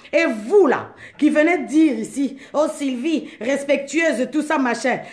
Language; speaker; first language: French; non-native, local second language; Lingala